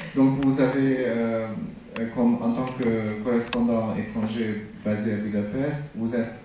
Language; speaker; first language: French; non-native, fluent; Hungarian